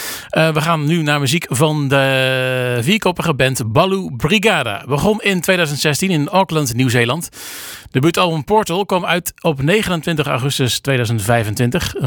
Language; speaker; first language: Dutch; native; Dutch